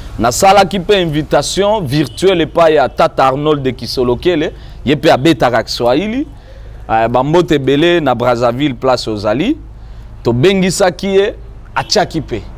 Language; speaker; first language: Lingala; non-native, local second language; Swahili